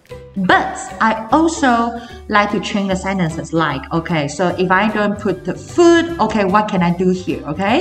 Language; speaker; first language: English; non-native, fluent; Chinese